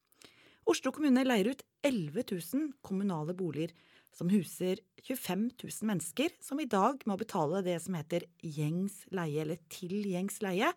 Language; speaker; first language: Norwegian; native; Norwegian